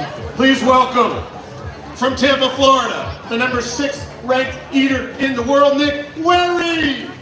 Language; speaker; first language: English; native; English